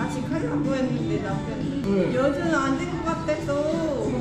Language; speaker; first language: Korean; non-native, learner; Filipino